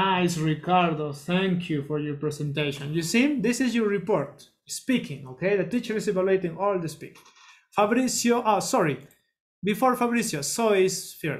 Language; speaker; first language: English; non-native, learner; Spanish